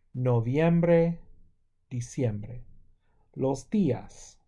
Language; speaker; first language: Spanish; non-native, fluent; English